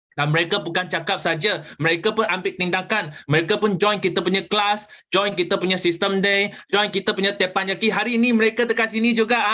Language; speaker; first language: Malay; non-native, local second language; Chinese